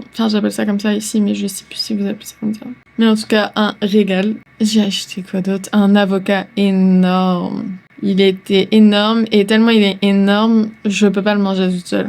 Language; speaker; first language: French; native; French